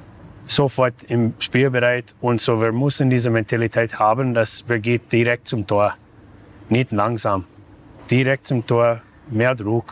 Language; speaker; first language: German; non-native, fluent; English